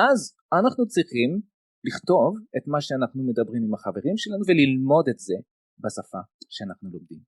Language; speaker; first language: Hebrew; non-native, fluent; French